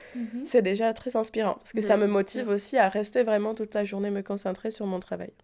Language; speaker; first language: French; non-native, fluent; Czech